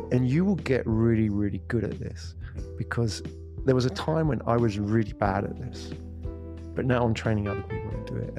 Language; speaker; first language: English; native; English